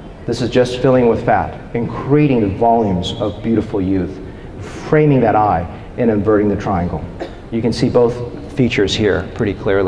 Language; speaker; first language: English; native; English